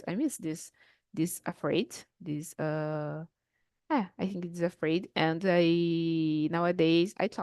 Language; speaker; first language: English; non-native, learner; Portuguese